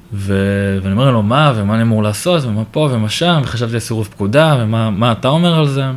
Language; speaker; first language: Hebrew; native; Hebrew